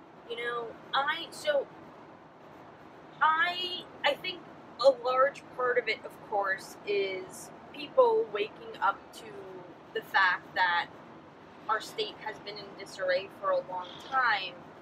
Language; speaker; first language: English; early bilingual, other home language; Spanish